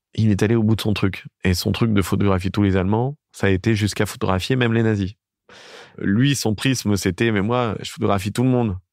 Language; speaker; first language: French; native; French